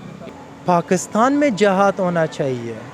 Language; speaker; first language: Hindi; non-native, learner; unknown